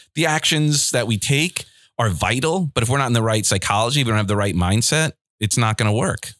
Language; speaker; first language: English; native; English